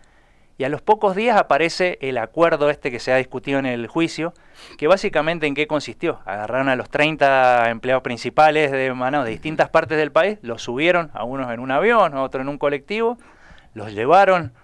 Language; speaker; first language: Spanish; native; Spanish